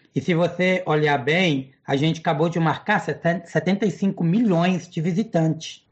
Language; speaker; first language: Portuguese; non-native, fluent; English